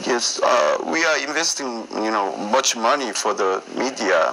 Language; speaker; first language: English; non-native, learner; Korean